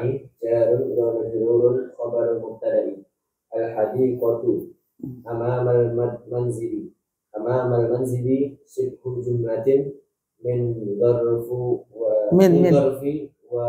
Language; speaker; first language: Arabic; non-native, learner; Indonesian